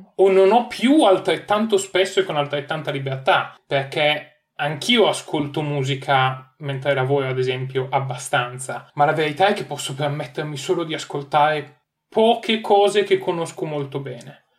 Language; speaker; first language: Italian; native; Italian